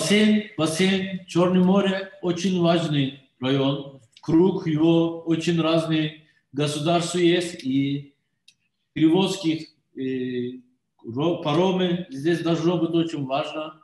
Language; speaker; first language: Russian; non-native, learner; Turkish